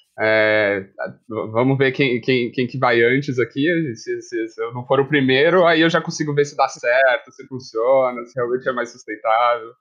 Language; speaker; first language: Portuguese; native; Portuguese